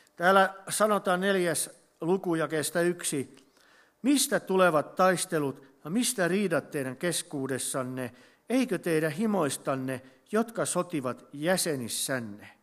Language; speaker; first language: Finnish; native; Finnish